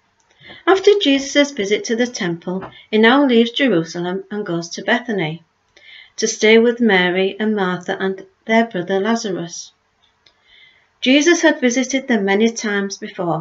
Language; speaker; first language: English; native; English